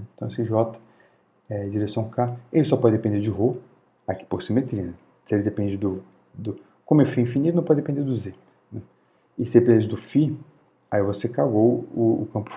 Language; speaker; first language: Portuguese; native; Portuguese